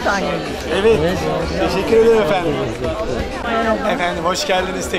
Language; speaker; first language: Turkish; native; Turkish